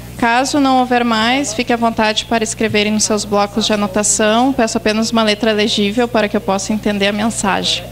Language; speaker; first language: Portuguese; native; Portuguese